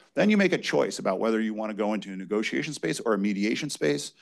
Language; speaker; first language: English; native; English